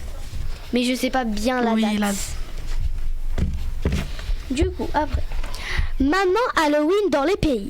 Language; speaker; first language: French; native; French